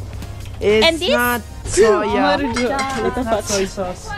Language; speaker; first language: English; non-native, learner; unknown